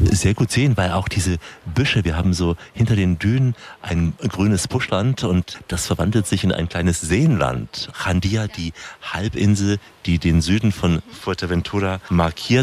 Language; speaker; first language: German; native; German